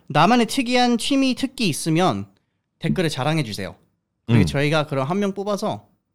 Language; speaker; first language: Korean; early bilingual, heritage; Korean